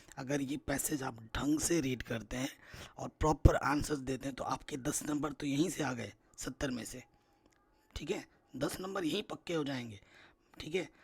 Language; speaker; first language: Hindi; native; Hindi